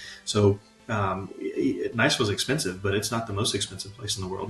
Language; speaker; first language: English; native; English